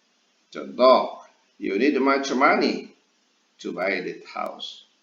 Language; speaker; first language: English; non-native, fluent; Indonesian